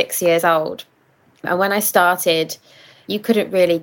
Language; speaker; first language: English; native; English